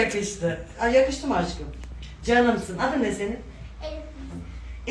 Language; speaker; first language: Turkish; native; Turkish